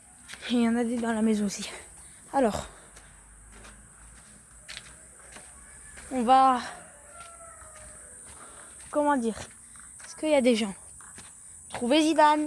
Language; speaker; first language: French; native; French